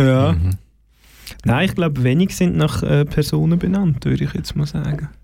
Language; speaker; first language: German; native; German